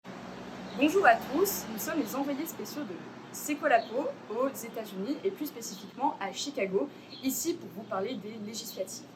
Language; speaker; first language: French; native; French